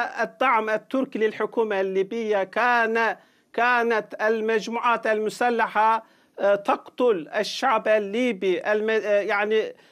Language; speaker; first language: Arabic; non-native, fluent; Turkish